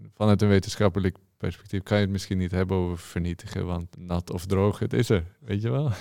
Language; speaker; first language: Dutch; non-native, fluent; Norwegian